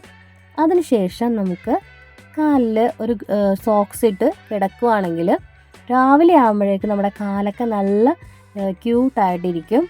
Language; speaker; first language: Malayalam; native; Malayalam